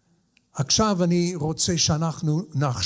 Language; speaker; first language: Hebrew; non-native, fluent; English